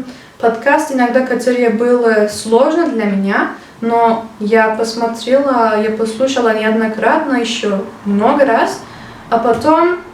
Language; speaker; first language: Russian; non-native, learner; Turkish